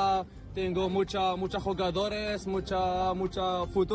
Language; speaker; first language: Spanish; non-native, learner; Arabic